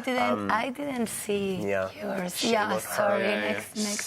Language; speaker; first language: English; non-native, learner; Catalan